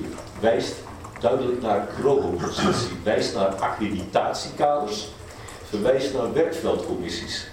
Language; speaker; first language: Dutch; native; Dutch